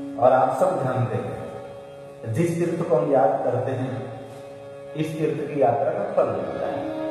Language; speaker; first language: Hindi; non-native, local second language; Gujarati